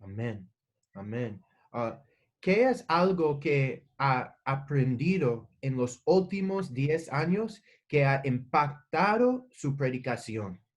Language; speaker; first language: Spanish; non-native, learner; English